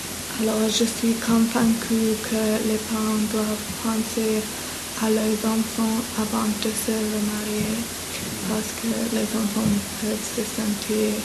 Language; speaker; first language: French; non-native, learner; English